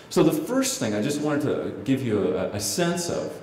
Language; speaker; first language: English; native; English